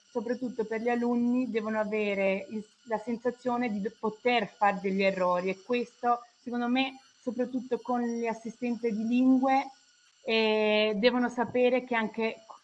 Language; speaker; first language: Italian; non-native, fluent; German